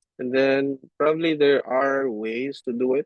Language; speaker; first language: English; non-native, local second language; Cebuano